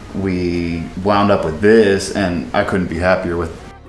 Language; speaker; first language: English; native; English